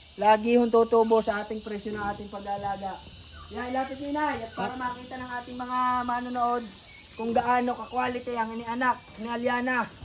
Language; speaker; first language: Filipino; native; Filipino